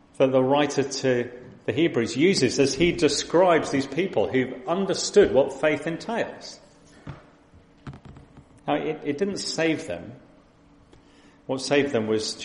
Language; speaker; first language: English; native; English